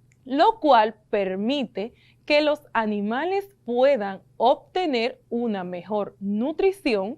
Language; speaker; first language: Spanish; native; Spanish